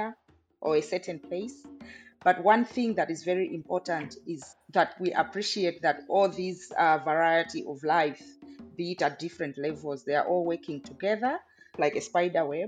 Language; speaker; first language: English; non-native, local second language; Nyanja